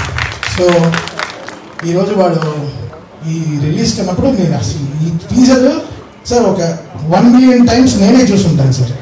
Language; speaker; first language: Telugu; native; Telugu